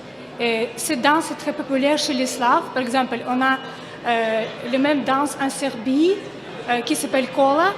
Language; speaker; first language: French; non-native, fluent; Russian